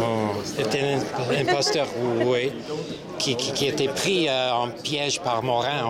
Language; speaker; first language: French; non-native, local second language; English